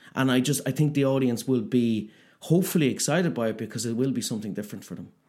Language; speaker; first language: English; native; English